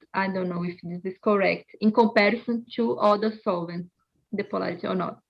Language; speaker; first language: English; non-native, fluent; Portuguese